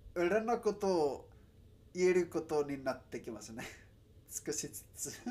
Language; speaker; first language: Japanese; non-native, learner; Spanish